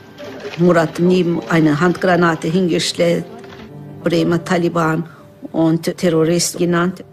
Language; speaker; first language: German; non-native, learner; Turkish